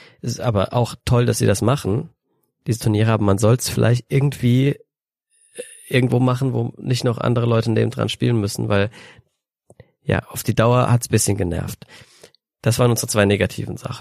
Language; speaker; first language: German; native; German